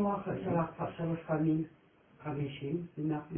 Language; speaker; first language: Hebrew; non-native, learner; French